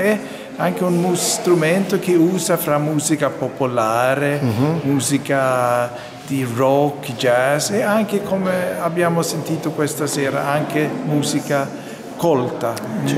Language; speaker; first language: Italian; non-native, fluent; Swedish